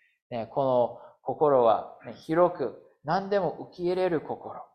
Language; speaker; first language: Japanese; non-native, fluent; English